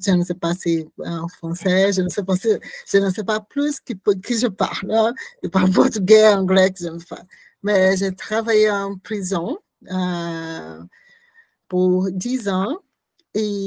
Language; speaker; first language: French; non-native, learner; Portuguese